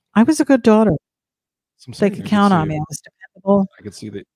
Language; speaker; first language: English; native; English